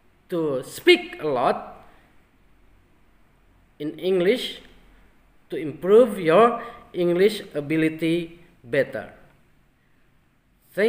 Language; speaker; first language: English; non-native, fluent; Indonesian